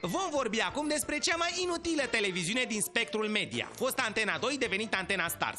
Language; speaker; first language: Romanian; native; Romanian